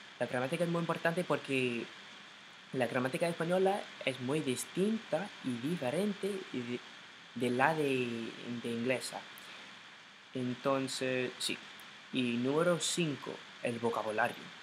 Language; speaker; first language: Spanish; non-native, learner; English